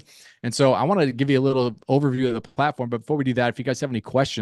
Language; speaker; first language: English; native; English